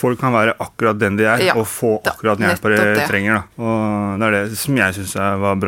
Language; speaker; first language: Norwegian; native; Norwegian